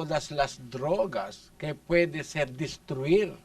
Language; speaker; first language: Spanish; non-native, learner; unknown